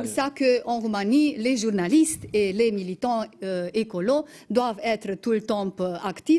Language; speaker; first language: French; non-native, fluent; Romanian